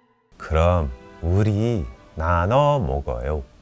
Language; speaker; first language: Korean; early bilingual, heritage; Korean